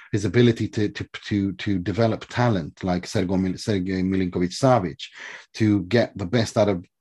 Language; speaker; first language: English; early bilingual, other home language; Swedish